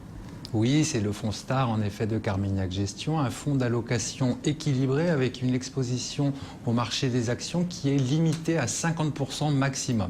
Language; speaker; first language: French; native; French